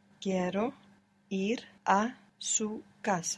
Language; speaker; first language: Spanish; non-native, learner; English